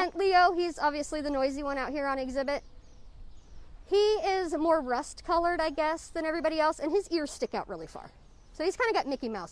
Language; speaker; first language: English; native; English